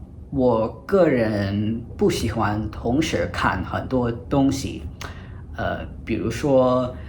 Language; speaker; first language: Chinese; non-native, fluent; English